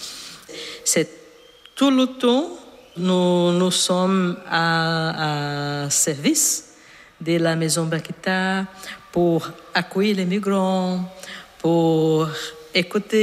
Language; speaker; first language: French; non-native, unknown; Portuguese